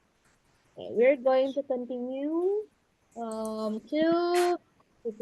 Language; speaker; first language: English; non-native, fluent; Indonesian